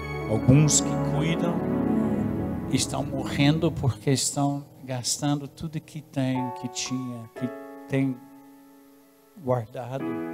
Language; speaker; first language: Portuguese; non-native, fluent; English